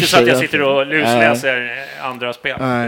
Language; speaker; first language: Swedish; native; Swedish